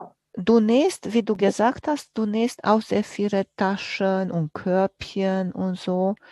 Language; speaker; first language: German; non-native, fluent; Romanian